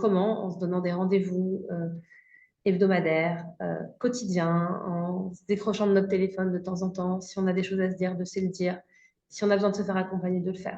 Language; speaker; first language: French; native; French